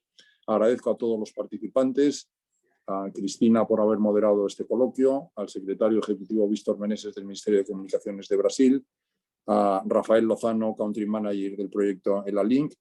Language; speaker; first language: Spanish; native; Spanish